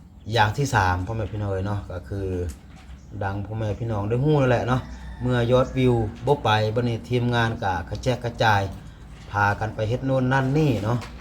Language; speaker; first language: Thai; non-native, local second language; Lao